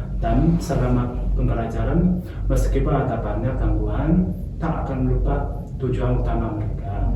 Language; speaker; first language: Indonesian; non-native, fluent; Chinese